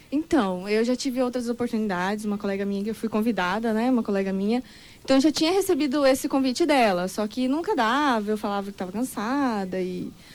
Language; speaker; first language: Portuguese; native; Portuguese